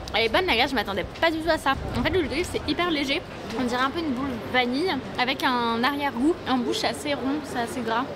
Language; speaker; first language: French; native; French